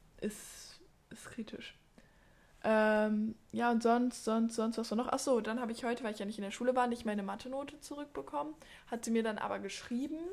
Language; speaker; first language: German; native; German